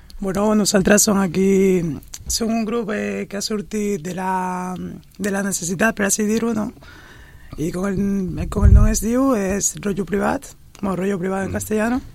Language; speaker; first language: Catalan; non-native, fluent; Spanish